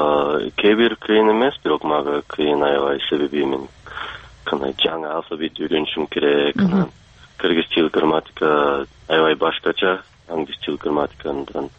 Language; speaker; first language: Kyrgyz; non-native, learner; English